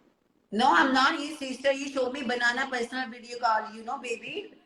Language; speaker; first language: English; non-native, learner; Hindi